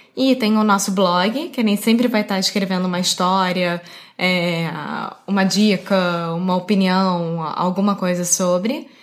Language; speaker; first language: Portuguese; native; Portuguese